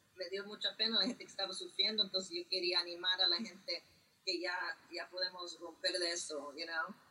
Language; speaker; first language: Spanish; early bilingual, heritage; Spanish